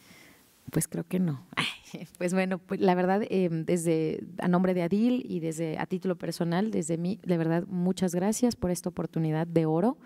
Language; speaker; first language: Spanish; native; Spanish